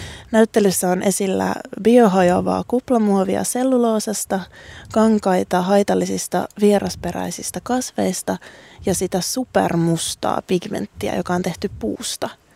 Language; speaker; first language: Finnish; native; Finnish